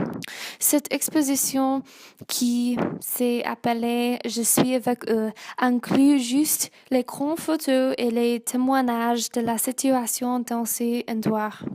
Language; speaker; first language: French; non-native, learner; English